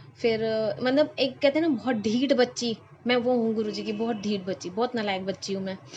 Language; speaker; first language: Hindi; native; Hindi